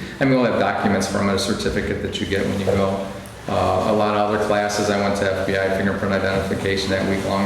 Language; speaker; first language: English; native; English